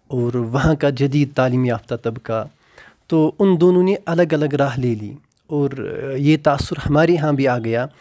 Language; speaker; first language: Urdu; non-native, local second language; Kashmiri